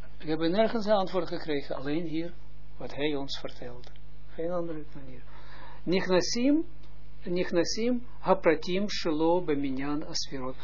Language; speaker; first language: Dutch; non-native, fluent; Hebrew